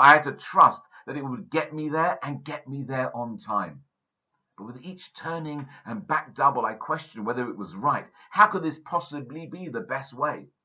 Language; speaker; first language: English; native; English